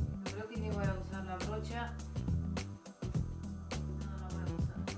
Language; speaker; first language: Spanish; non-native, fluent; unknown